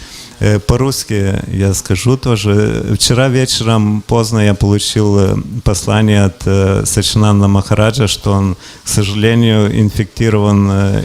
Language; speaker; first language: Russian; non-native, local second language; Lithuanian